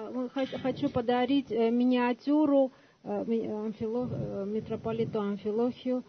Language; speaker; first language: Russian; non-native, fluent; Armenian